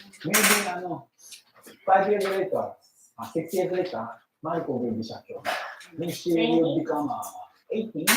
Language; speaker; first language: English; non-native, learner; Japanese